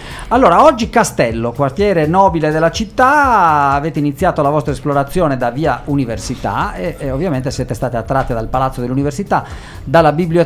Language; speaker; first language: Italian; native; Italian